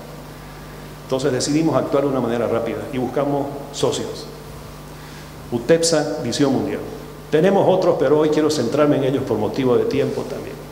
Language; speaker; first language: Spanish; native; Spanish